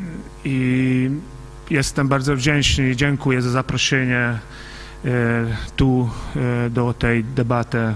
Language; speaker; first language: Polish; non-native, fluent; Hungarian